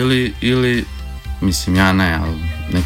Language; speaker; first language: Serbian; early bilingual, heritage; Croatian